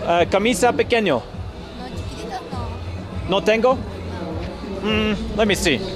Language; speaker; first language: Spanish; non-native, learner; English